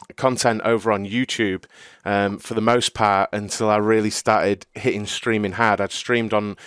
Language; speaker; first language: English; native; English